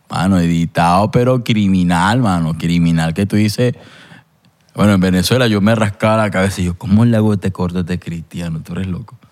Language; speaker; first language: Spanish; native; Spanish